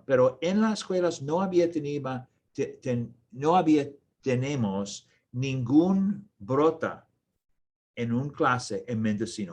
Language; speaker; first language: Spanish; non-native, learner; English